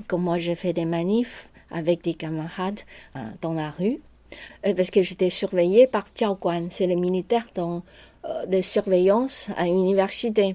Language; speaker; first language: French; non-native, fluent; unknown